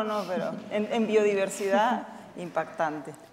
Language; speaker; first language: Spanish; native; Spanish